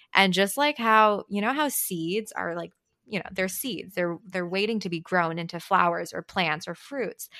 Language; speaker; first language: English; early bilingual, other home language; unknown